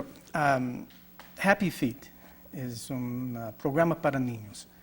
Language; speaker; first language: Spanish; non-native, learner; English